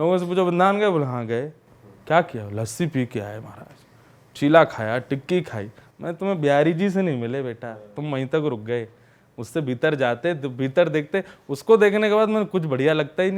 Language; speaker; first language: Hindi; native; Hindi